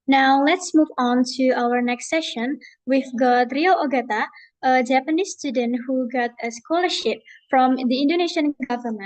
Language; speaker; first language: English; non-native, fluent; Indonesian